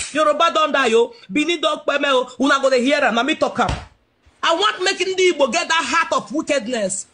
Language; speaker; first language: Nigerian Pidgin; non-native, local second language; Igbo